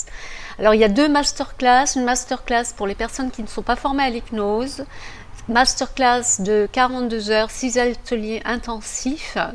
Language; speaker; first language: French; native; French